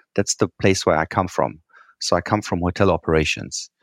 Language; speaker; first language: English; non-native, fluent; German